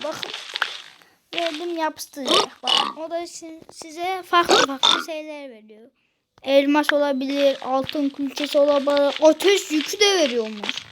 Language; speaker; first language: Turkish; native; Turkish